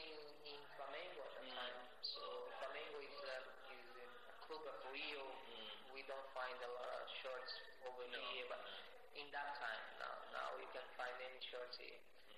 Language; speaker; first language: English; non-native, learner; Portuguese